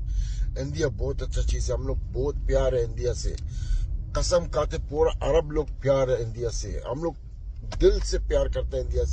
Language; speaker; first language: Hindi; non-native, learner; Arabic